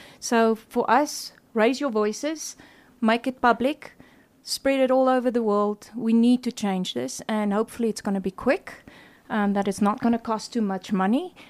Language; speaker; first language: English; non-native, local second language; Afrikaans